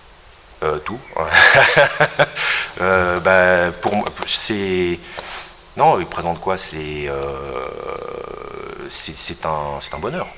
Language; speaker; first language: French; native; French